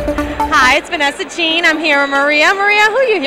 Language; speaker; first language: English; native; English